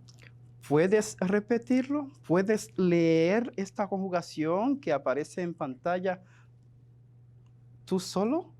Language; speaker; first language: Spanish; non-native, fluent; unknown